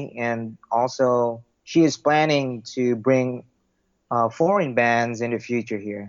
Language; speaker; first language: English; non-native, local second language; Filipino